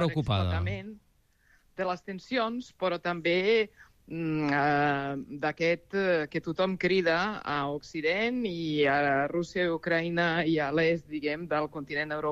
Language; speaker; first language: Catalan; non-native, fluent; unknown